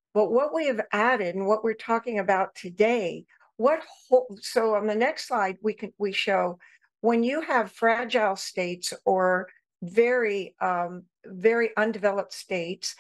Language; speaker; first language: English; native; English